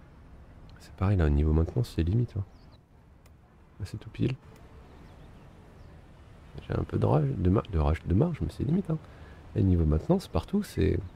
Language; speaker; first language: French; native; French